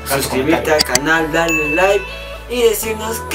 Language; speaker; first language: Spanish; native; Spanish